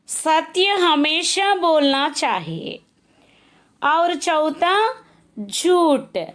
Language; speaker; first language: Hindi; non-native, local second language; Telugu